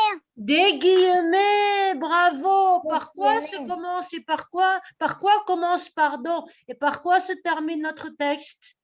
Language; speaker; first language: French; native; French